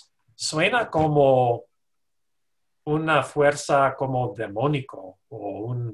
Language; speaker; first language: Spanish; non-native, fluent; English